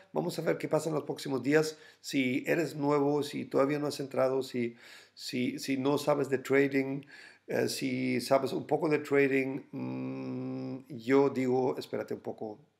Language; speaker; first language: Spanish; non-native, fluent; German